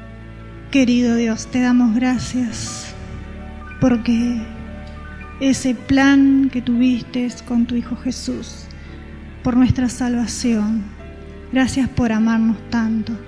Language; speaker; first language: Spanish; native; Spanish